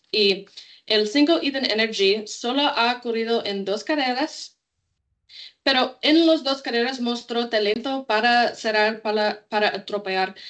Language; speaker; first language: Spanish; non-native, learner; English